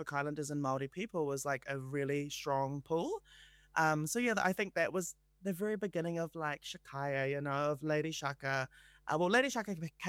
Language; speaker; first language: English; native; English